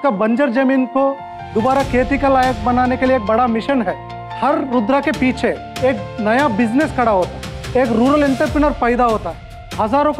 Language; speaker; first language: Hindi; non-native, local second language; Telugu